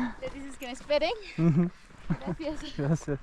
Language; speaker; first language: Spanish; non-native, learner; Turkish